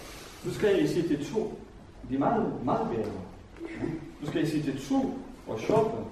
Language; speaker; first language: Danish; non-native, fluent; Vietnamese